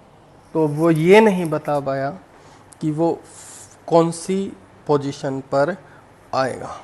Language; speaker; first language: Hindi; native; Hindi